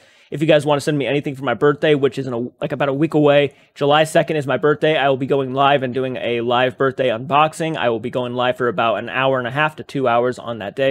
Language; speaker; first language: English; native; English